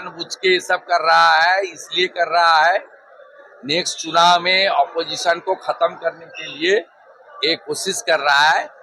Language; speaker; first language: Hindi; non-native, local second language; Bangla